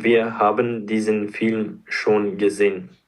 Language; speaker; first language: German; non-native, learner; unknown